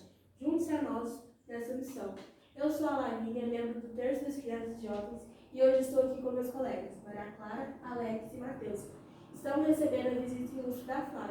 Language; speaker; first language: Portuguese; native; Portuguese